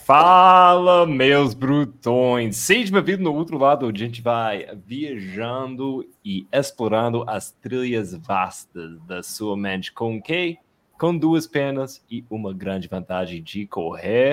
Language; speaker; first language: Portuguese; non-native, fluent; English